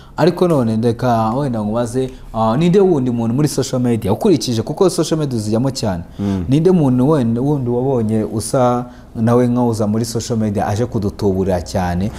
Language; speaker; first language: Kinyarwanda; native; Kinyarwanda